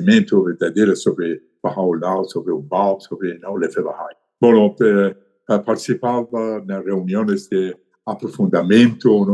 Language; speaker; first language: Spanish; non-native, fluent; Persian